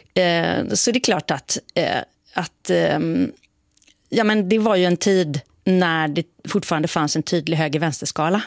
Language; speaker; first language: Swedish; native; Swedish